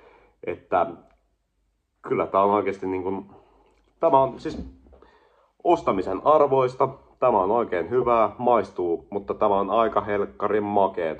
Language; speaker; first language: Finnish; native; Finnish